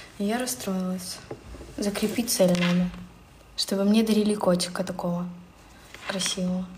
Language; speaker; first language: Russian; native; Russian